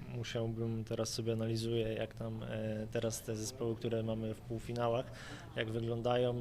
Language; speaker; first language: Polish; native; Polish